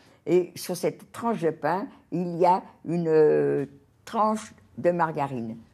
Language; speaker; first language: French; native; French